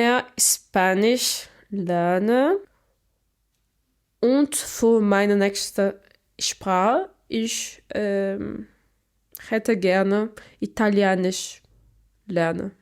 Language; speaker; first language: German; non-native, learner; Portuguese